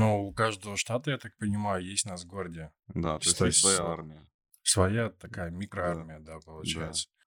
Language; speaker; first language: Russian; native; Russian